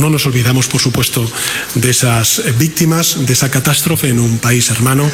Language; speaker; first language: Spanish; native; Spanish